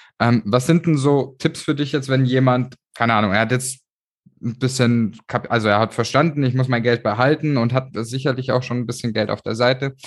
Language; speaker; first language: German; native; German